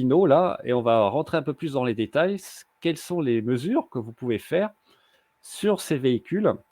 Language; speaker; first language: French; native; French